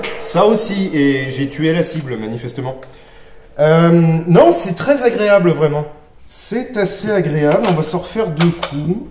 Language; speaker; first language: French; native; French